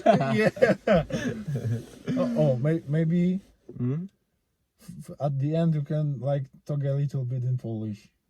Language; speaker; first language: English; non-native, fluent; Polish